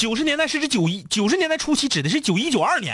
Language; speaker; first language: Chinese; native; Chinese